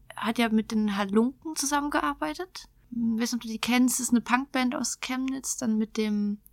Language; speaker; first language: German; native; German